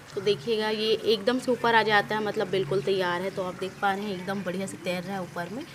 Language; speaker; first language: Hindi; native; Hindi